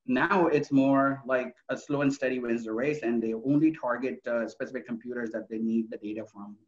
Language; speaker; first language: English; non-native, local second language; Urdu